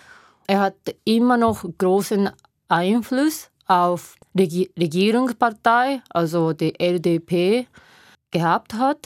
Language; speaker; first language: German; non-native, learner; Japanese